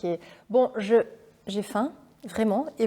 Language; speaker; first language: French; non-native, local second language; Dutch